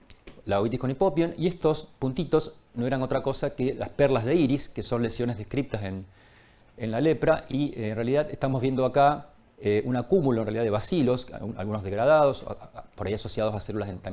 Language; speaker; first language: Spanish; native; Spanish